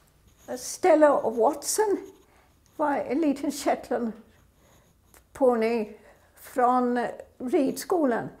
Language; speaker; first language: Swedish; non-native, fluent; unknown